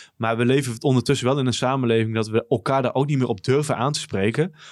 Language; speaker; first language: Dutch; native; Dutch